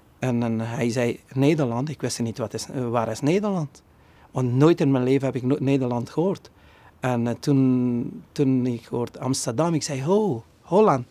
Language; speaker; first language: Dutch; non-native, fluent; Persian